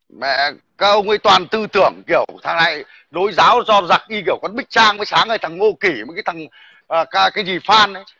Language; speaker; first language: Vietnamese; native; Vietnamese